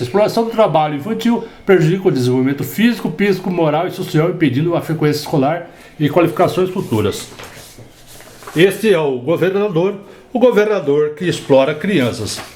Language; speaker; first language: Portuguese; native; Portuguese